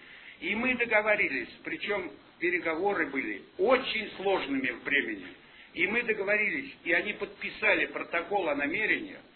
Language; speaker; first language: Russian; native; Russian